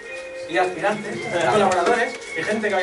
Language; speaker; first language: Spanish; native; Spanish